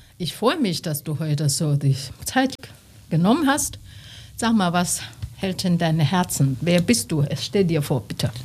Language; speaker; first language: German; non-native, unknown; Chinese